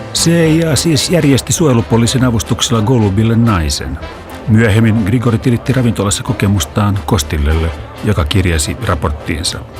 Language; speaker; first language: Finnish; native; Finnish